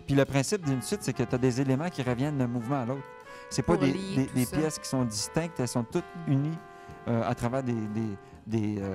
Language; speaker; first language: French; native; French